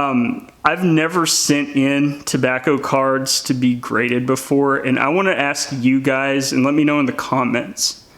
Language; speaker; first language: English; native; English